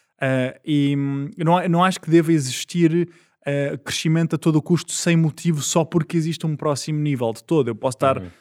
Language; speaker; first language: Portuguese; native; Portuguese